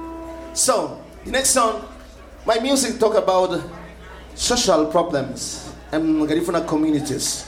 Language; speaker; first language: English; non-native, learner; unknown